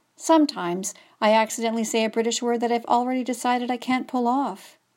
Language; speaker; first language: English; native; English